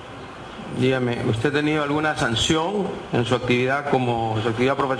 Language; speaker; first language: Spanish; native; Spanish